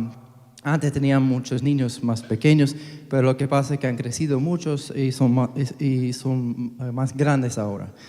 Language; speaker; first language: Spanish; non-native, fluent; English